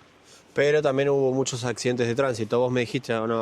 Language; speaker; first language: Spanish; native; Spanish